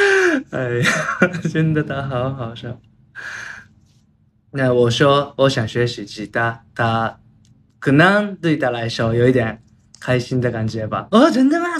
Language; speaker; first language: Chinese; non-native, learner; Japanese